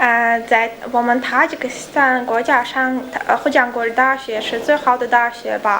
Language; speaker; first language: Chinese; non-native, learner; Tajik